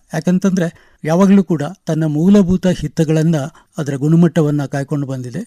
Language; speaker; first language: Kannada; non-native, local second language; Konkani